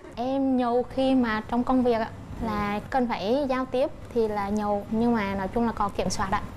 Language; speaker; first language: Vietnamese; native; Vietnamese